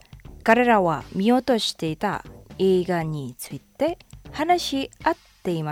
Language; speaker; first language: Japanese; non-native, fluent; Indonesian